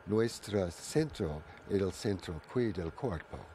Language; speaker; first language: Spanish; non-native, learner; English